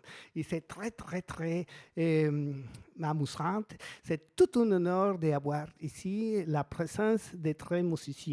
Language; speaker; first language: French; non-native, learner; Spanish